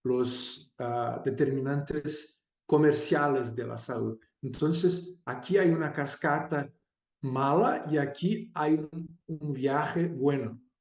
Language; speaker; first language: Spanish; non-native, fluent; Portuguese